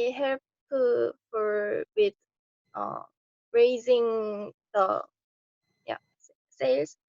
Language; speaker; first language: English; non-native, learner; Korean